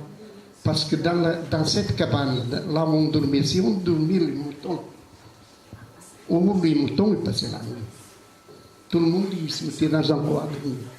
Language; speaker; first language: French; non-native, fluent; Portuguese